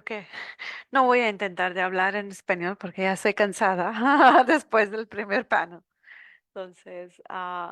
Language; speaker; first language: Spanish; non-native, learner; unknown